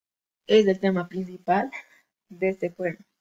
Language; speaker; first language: Spanish; native; Spanish